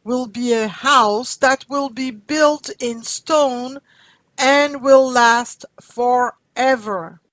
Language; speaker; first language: English; non-native, fluent; French